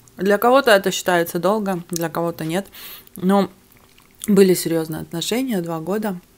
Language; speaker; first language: Russian; early bilingual, other home language; Armenian